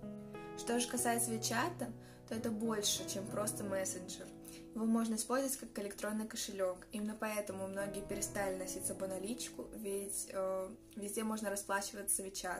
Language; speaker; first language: Russian; native; Russian